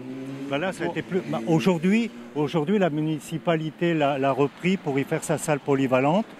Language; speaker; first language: French; native; French